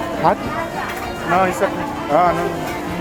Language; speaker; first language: English; non-native, learner; Korean